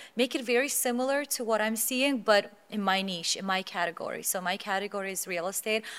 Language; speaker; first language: English; non-native, fluent; Azerbaijani